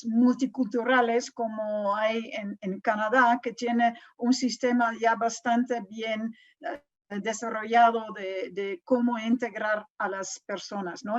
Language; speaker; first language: Spanish; non-native, fluent; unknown